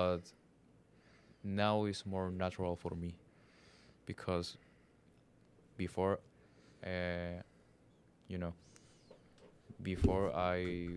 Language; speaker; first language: English; non-native, learner; Spanish